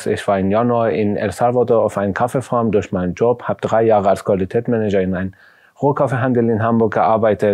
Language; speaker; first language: German; non-native, fluent; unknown